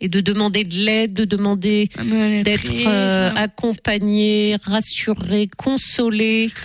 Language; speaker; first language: French; native; French